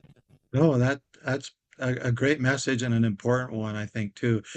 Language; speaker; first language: English; native; English